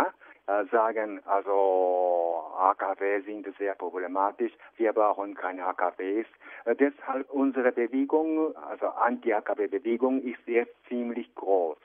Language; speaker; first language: German; non-native, fluent; Japanese